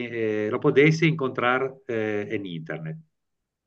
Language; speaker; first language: Spanish; non-native, learner; Italian